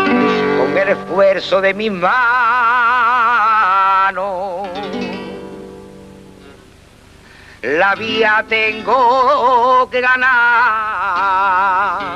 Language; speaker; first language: Spanish; native; Spanish